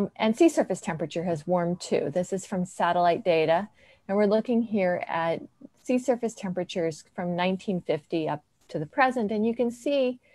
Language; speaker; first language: English; native; English